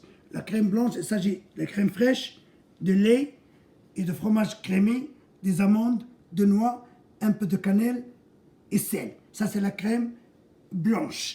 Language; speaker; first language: French; non-native, local second language; Arabic